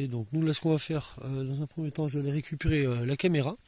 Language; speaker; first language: French; native; French